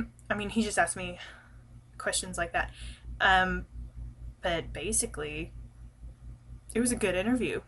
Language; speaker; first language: English; native; English